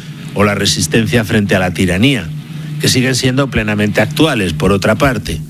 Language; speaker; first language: Spanish; native; Spanish